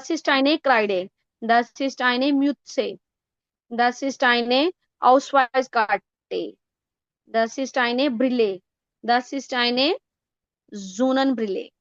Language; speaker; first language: German; non-native, learner; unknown